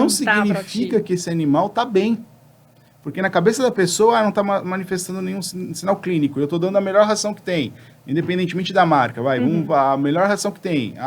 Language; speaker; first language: Portuguese; native; Portuguese